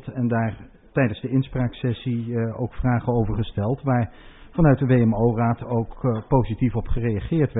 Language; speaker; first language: Dutch; native; Dutch